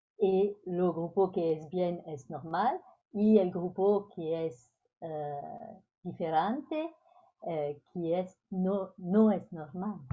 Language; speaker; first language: Spanish; non-native, fluent; French